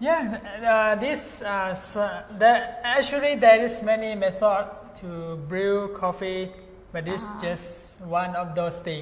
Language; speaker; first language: English; non-native, fluent; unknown